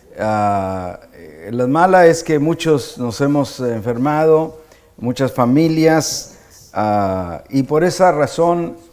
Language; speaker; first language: Spanish; native; Spanish